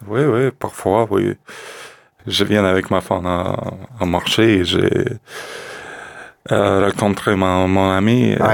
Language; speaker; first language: French; non-native, learner; Russian